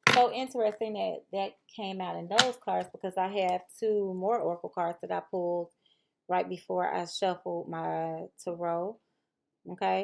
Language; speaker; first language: English; native; English